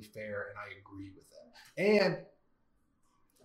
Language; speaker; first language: English; native; English